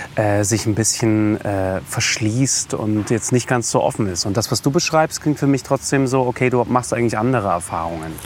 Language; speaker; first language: German; native; German